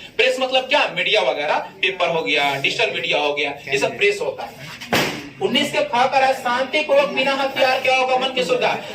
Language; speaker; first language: Hindi; native; Hindi